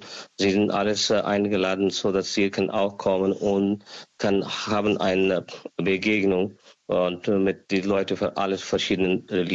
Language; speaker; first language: German; non-native, learner; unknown